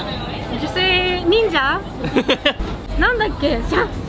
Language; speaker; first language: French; non-native, learner; Japanese